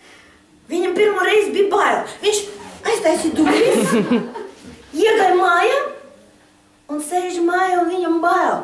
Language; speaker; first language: Latvian; non-native, local second language; Russian